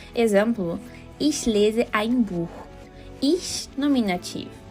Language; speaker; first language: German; non-native, fluent; Portuguese